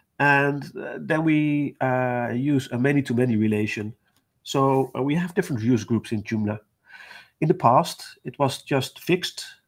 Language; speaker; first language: English; non-native, fluent; Dutch